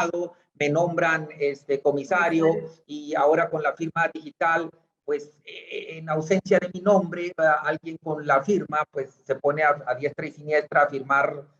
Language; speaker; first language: Spanish; native; Spanish